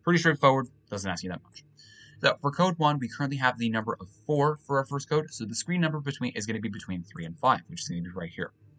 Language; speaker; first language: English; native; English